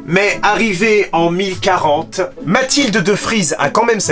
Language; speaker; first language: French; native; French